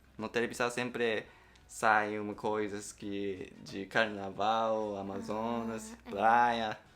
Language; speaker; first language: Portuguese; non-native, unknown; Japanese